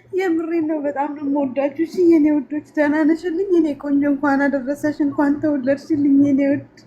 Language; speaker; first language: Amharic; native; Amharic